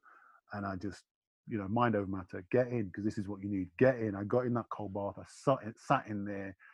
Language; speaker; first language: English; native; English